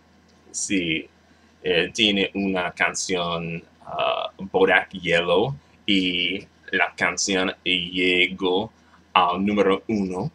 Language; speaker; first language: Spanish; non-native, learner; English